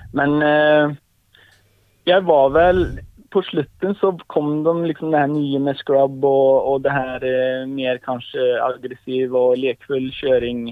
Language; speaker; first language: Norwegian; early bilingual, heritage; Swedish